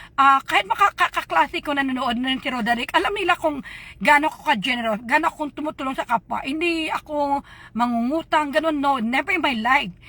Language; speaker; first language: Filipino; non-native, local second language; Hiligaynon